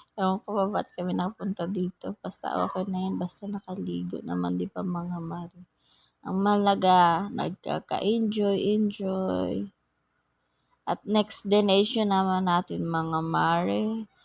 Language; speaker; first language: Filipino; non-native, local second language; Hiligaynon